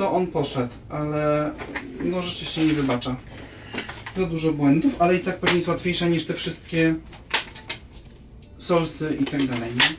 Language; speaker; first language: Polish; native; Polish